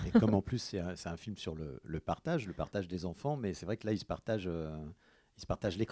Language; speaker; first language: French; native; French